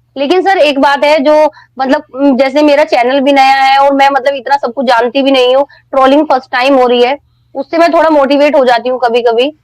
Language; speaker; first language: Hindi; native; Hindi